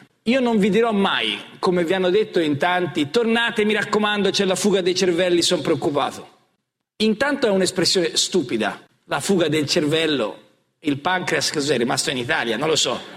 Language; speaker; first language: Italian; native; Italian